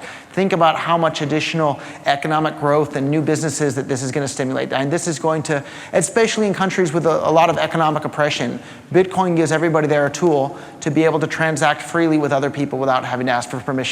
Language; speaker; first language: English; native; English